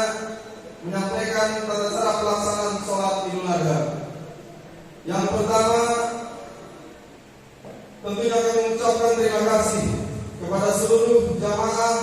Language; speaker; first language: Indonesian; native; Indonesian